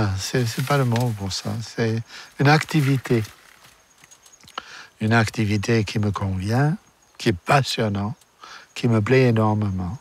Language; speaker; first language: French; non-native, fluent; German